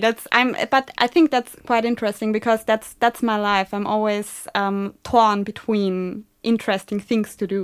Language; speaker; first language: English; non-native, fluent; German